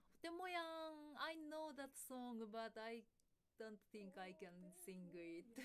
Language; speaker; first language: English; non-native, fluent; Japanese